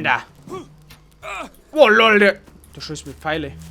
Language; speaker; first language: German; native; German